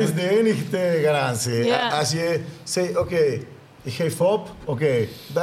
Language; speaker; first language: Dutch; non-native, learner; Spanish